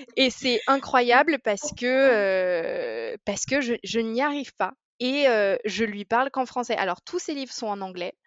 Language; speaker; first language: French; early bilingual, other home language; English